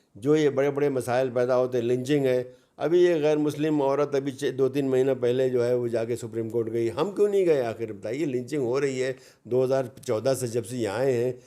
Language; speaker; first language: Urdu; native; Urdu